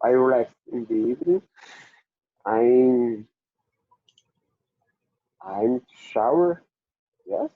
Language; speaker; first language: English; non-native, learner; Portuguese